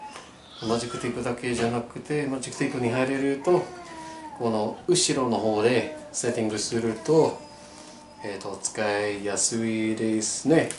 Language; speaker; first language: Japanese; non-native, learner; English